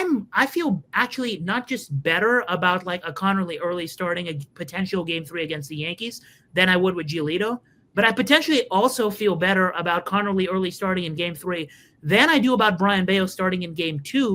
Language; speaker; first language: English; native; English